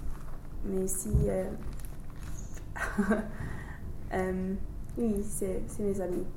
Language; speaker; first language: French; non-native, learner; English